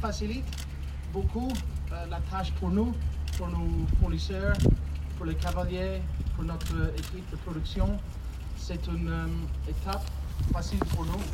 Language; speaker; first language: French; non-native, fluent; English